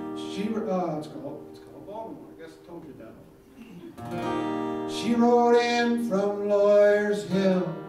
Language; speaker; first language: English; native; English